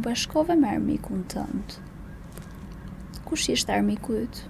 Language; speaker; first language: Albanian; native; Albanian